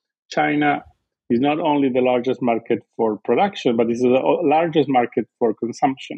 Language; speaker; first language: English; non-native, fluent; Spanish